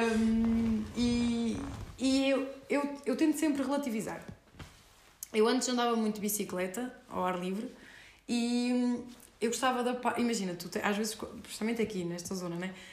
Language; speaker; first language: Portuguese; early bilingual, heritage; Portuguese